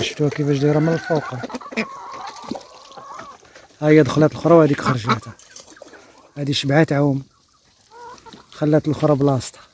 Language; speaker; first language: Arabic; native; Arabic